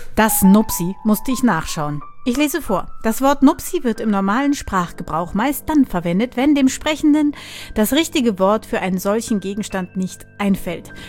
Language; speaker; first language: German; native; German